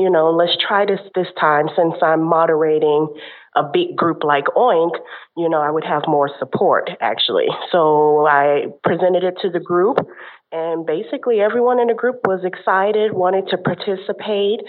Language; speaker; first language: English; native; English